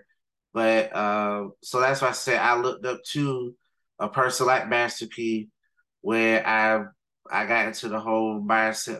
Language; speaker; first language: English; native; English